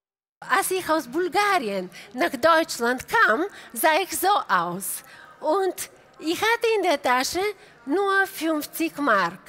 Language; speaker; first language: German; non-native, fluent; Bulgarian